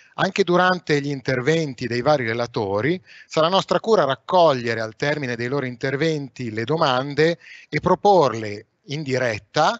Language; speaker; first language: Italian; native; Italian